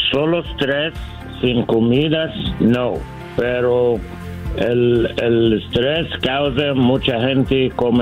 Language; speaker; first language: Spanish; non-native, learner; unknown